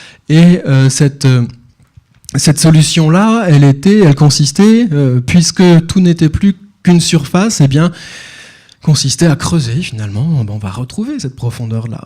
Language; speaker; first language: French; native; French